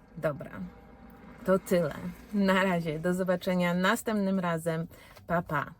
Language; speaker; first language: Polish; early bilingual, heritage; Polish